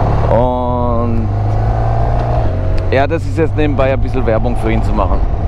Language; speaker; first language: German; native; German